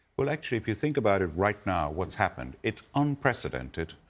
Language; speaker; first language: English; non-native, local second language; Gujarati